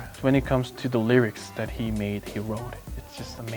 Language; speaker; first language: English; non-native, fluent; Korean